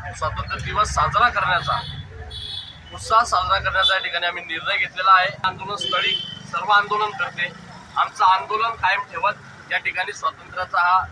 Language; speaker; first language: Marathi; native; Marathi